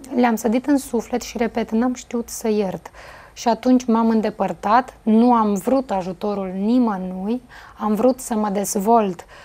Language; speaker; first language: Romanian; native; Romanian